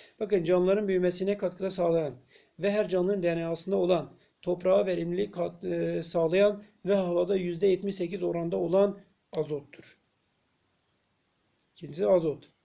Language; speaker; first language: Turkish; native; Turkish